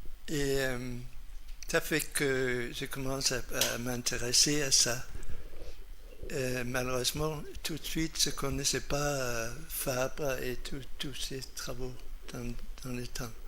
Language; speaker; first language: French; non-native, fluent; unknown